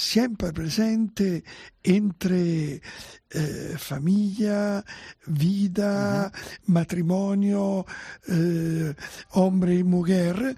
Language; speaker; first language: Spanish; non-native, fluent; Italian